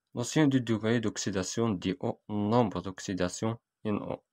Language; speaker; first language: French; non-native, local second language; Arabic